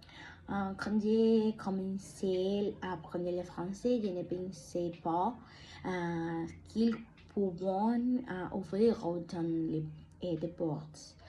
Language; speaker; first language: French; non-native, learner; Spanish